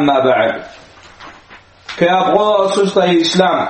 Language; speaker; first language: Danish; non-native, local second language; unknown